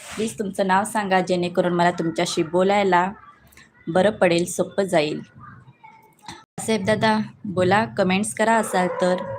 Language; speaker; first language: Hindi; non-native, local second language; Marathi